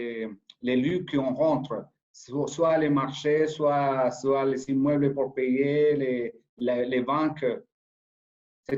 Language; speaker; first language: French; non-native, fluent; Spanish